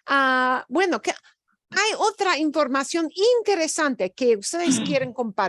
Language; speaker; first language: Spanish; non-native, fluent; English